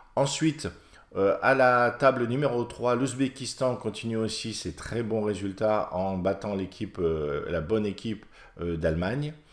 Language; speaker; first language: French; native; French